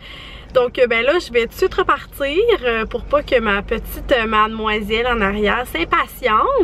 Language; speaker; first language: French; native; French